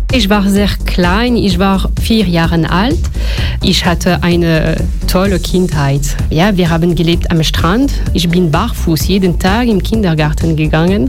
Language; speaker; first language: German; non-native, learner; French